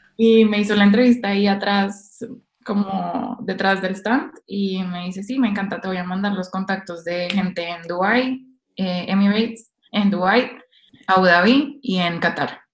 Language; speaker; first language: Spanish; native; Spanish